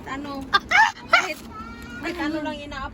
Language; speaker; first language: Filipino; non-native, local second language; Cebuano